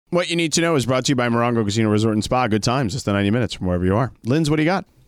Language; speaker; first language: English; native; English